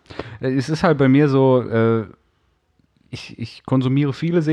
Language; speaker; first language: German; native; German